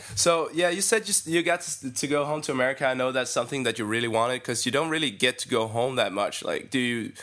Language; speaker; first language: English; non-native, fluent; Danish